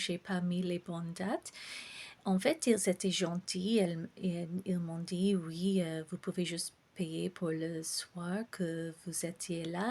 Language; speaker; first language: French; non-native, fluent; English